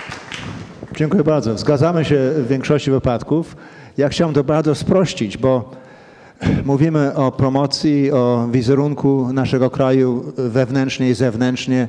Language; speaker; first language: Polish; early bilingual, heritage; Polish